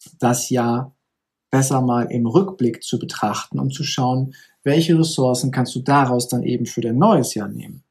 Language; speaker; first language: German; native; German